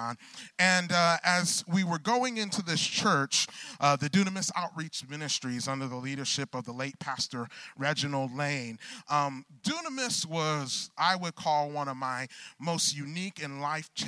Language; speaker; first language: English; native; English